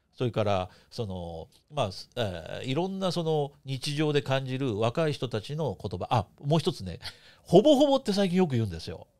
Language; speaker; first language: Japanese; native; Japanese